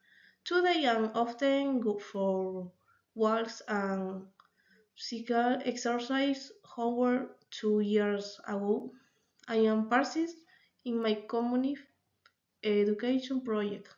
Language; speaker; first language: English; non-native, learner; Spanish